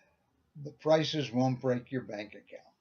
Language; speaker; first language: English; native; English